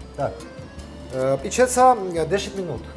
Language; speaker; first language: Polish; non-native, learner; Georgian